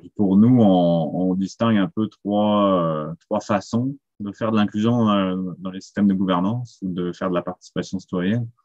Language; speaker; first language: French; native; French